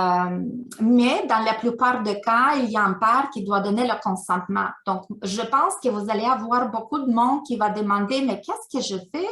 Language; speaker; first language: French; non-native, fluent; Ukrainian